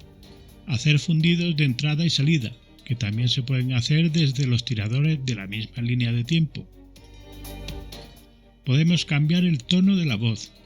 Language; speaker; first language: Spanish; native; Spanish